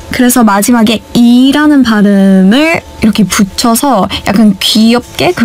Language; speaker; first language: Korean; early bilingual, other home language; English